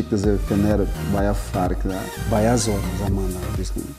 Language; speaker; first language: Turkish; non-native, learner; Portuguese